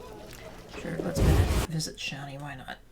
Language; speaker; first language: English; native; English